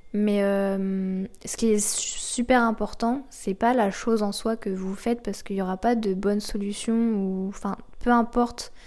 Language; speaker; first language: French; native; French